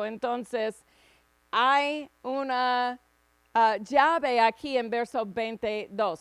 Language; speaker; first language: Spanish; non-native, fluent; English